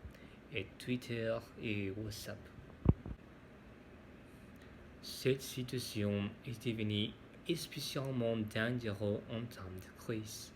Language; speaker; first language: French; non-native, learner; Spanish